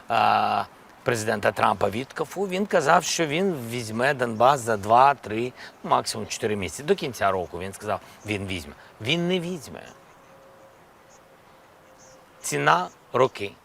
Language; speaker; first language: Ukrainian; non-native, local second language; Russian